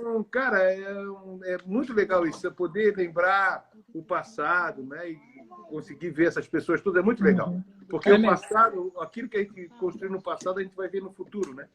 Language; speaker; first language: Portuguese; native; Portuguese